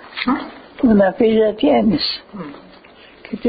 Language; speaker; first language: Spanish; early bilingual, heritage; Ladino